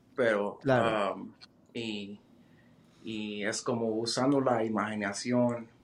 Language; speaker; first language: Spanish; early bilingual, heritage; Spanish